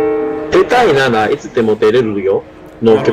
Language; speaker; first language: Japanese; non-native, learner; Chinese